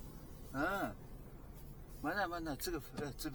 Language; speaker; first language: Chinese; non-native, local second language; Uyghur